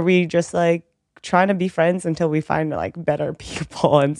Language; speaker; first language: English; early bilingual, other home language; Vietnamese